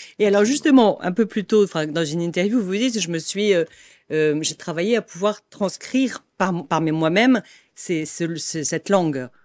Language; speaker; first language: French; native; French